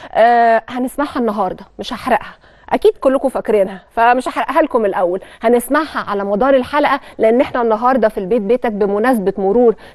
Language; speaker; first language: Arabic; native; Arabic